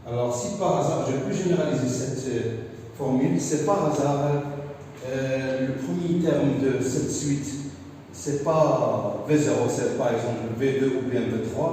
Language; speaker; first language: French; non-native, local second language; Arabic